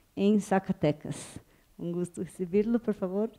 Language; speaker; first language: Portuguese; native; Portuguese